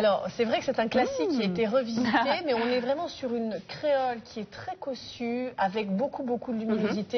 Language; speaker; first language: French; native; French